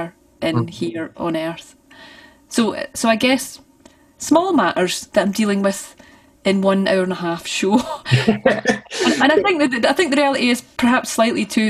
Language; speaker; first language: English; native; English